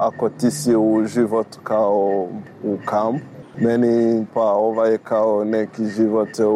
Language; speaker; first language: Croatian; non-native, learner; Rundi